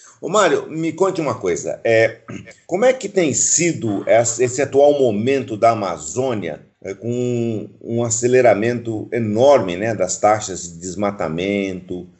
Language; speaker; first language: Portuguese; native; Portuguese